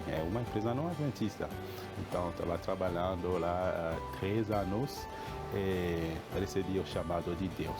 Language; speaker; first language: Portuguese; non-native, fluent; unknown